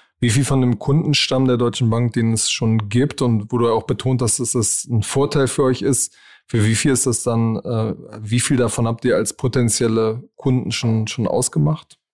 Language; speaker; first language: German; native; German